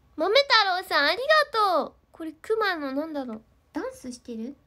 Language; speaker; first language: Japanese; native; Japanese